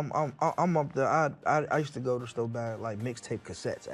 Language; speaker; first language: English; native; English